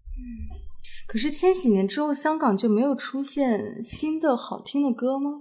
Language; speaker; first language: Chinese; native; Chinese